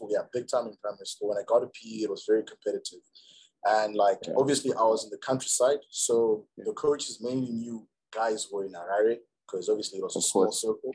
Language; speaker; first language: English; non-native, local second language; Shona